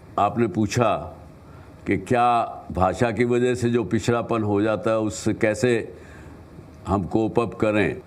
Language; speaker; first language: Hindi; native; Hindi